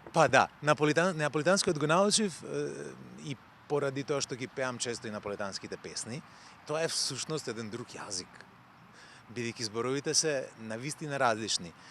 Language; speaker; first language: Macedonian; native; Macedonian